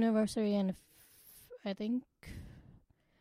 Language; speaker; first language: English; non-native, local second language; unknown